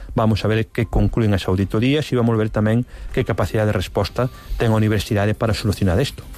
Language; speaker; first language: Galician; non-native, local second language; Spanish